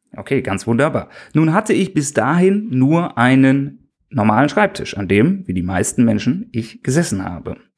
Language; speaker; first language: German; native; German